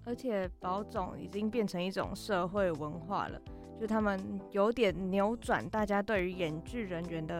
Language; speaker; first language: Chinese; native; Chinese